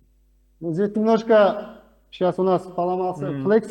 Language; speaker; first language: Russian; non-native, local second language; Uzbek